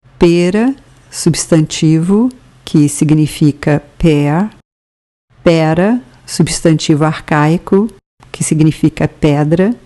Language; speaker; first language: Portuguese; native; Portuguese